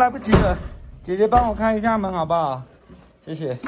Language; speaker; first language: Chinese; native; Chinese